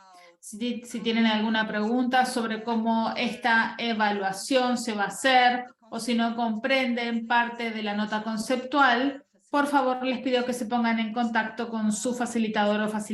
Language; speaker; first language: Spanish; non-native, fluent; Portuguese